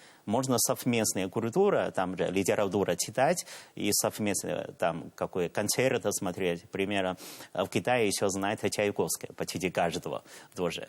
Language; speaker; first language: Russian; non-native, learner; Chinese